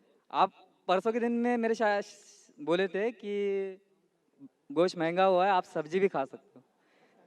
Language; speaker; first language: Hindi; non-native, local second language; Marathi